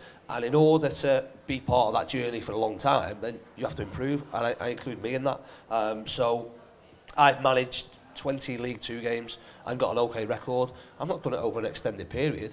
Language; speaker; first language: English; native; English